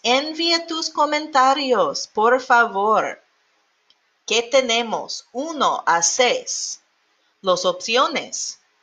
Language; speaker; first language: Spanish; non-native, learner; English